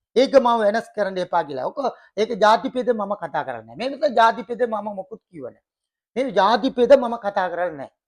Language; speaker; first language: Sinhala; non-native, local second language; Tamil